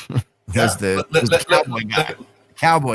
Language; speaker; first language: English; native; English